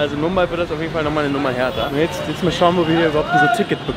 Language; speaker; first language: German; native; German